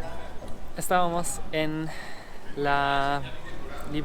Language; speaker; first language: Spanish; non-native, fluent; German